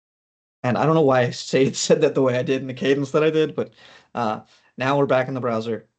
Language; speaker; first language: English; native; English